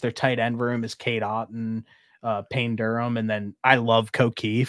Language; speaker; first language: English; native; English